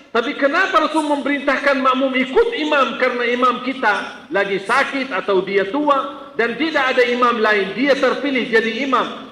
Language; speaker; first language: Malay; non-native, fluent; Arabic